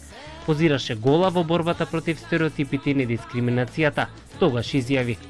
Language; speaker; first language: Macedonian; native; Macedonian